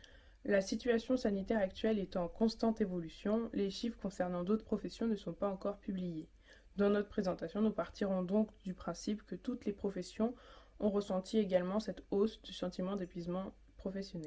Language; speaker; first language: French; native; French